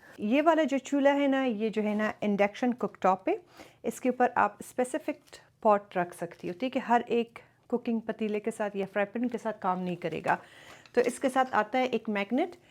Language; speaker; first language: Urdu; early bilingual, other home language; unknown